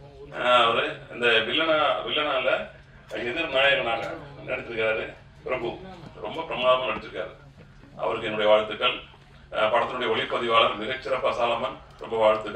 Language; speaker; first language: Tamil; native; Tamil